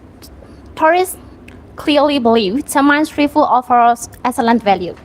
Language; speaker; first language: English; non-native, learner; Vietnamese